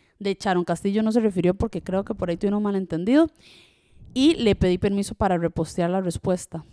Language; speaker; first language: Spanish; early bilingual, other home language; French